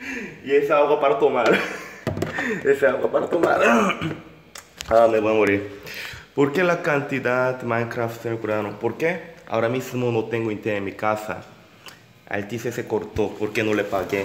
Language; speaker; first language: Spanish; non-native, learner; Korean